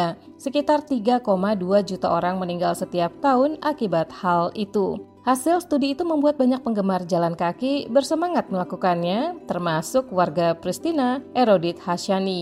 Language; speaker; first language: Indonesian; native; Indonesian